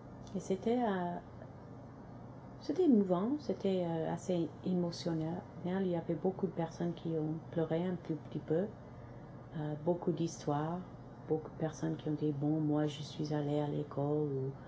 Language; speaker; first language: French; non-native, local second language; English